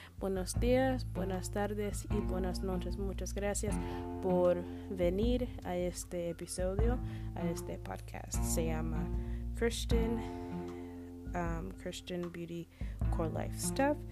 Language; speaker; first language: Spanish; non-native, learner; English